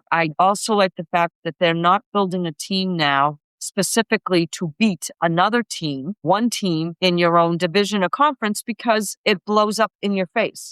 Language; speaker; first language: English; native; English